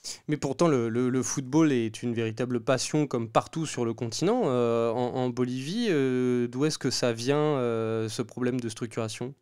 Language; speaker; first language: French; native; French